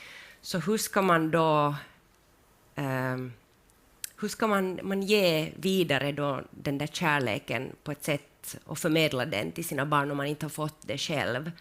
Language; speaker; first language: Swedish; native; Swedish